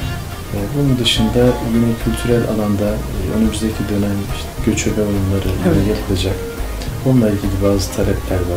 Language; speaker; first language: Turkish; native; Turkish